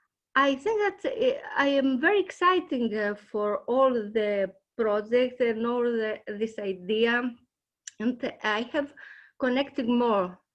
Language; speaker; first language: English; non-native, learner; Greek